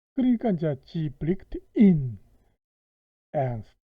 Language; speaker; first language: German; non-native, fluent; Korean